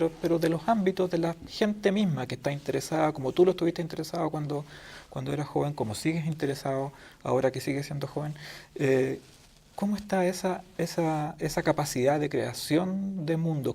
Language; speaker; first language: Spanish; native; Spanish